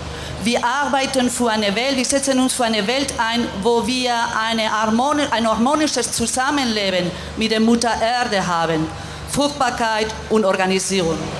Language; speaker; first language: German; non-native, fluent; Spanish